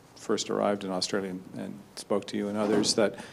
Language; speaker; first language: English; native; English